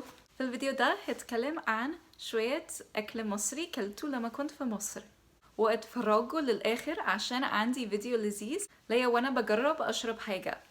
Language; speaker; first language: Arabic; non-native, fluent; English